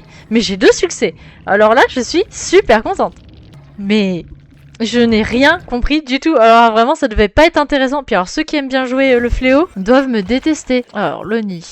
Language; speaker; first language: French; native; French